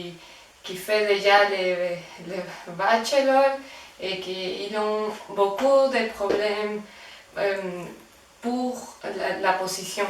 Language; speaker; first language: French; non-native, fluent; Spanish